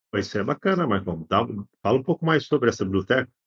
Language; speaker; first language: Portuguese; native; Portuguese